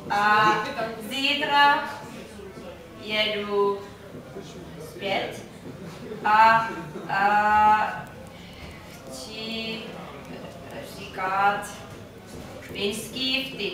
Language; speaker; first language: Czech; non-native, learner; Finnish